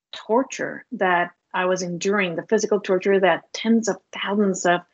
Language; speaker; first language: English; non-native, fluent; Spanish